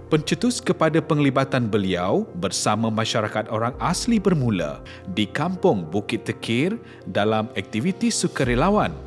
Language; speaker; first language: Malay; native; Malay